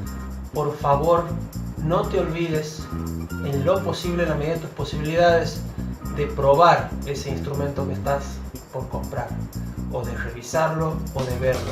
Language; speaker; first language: Spanish; native; Spanish